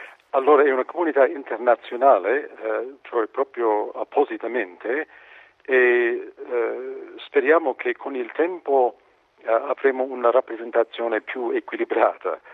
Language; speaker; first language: Italian; non-native, fluent; English